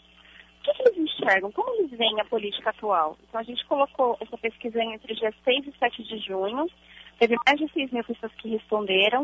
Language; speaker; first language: Portuguese; native; Portuguese